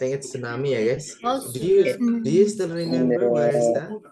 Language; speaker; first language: English; non-native, fluent; Indonesian